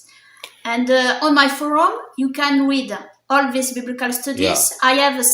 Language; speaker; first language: English; non-native, learner; French